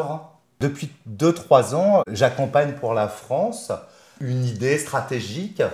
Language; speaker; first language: French; native; French